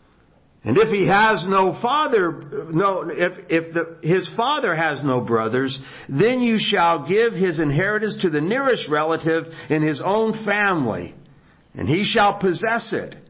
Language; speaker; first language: English; native; English